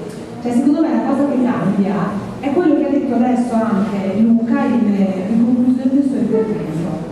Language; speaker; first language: Italian; native; Italian